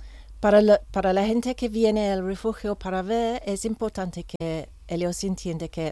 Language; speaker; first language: Spanish; non-native, learner; English